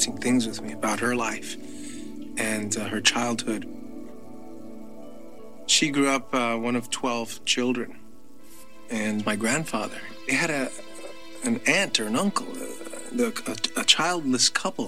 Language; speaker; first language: English; native; English